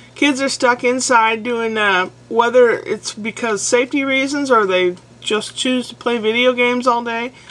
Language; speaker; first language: English; native; English